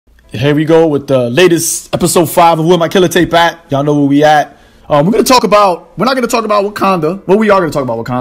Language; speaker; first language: English; native; English